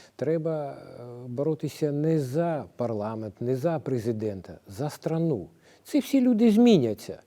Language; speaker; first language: Ukrainian; non-native, local second language; Russian